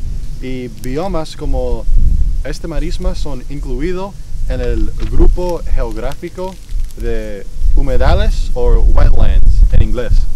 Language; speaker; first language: Spanish; non-native, fluent; English